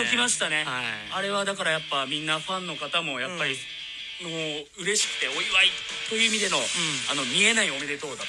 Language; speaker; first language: Japanese; native; Japanese